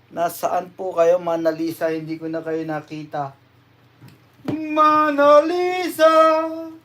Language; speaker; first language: Filipino; native; Filipino